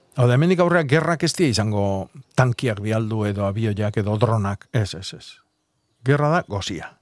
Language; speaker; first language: Basque; native; Basque